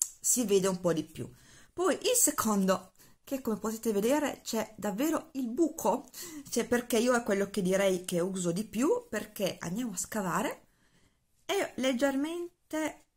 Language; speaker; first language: Italian; native; Italian